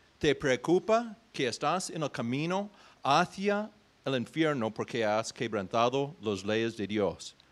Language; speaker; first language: Spanish; non-native, fluent; English